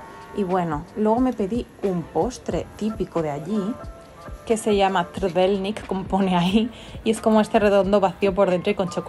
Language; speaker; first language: Spanish; native; Spanish